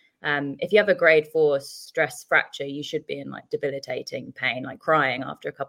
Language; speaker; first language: English; native; English